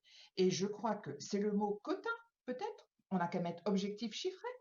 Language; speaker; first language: French; native; French